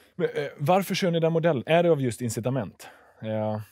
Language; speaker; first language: Swedish; native; Swedish